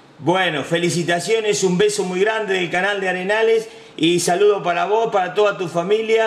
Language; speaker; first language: Spanish; native; Spanish